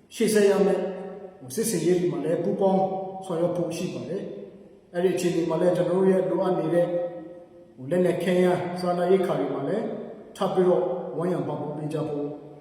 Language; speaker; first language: Burmese; non-native, local second language; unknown